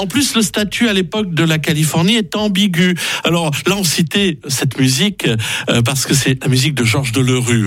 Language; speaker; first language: French; native; French